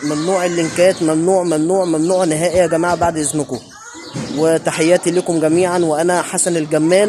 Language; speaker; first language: Arabic; native; Arabic